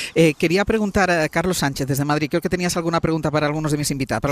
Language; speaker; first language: Spanish; native; Spanish